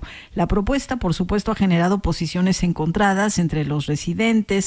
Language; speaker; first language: Spanish; native; Spanish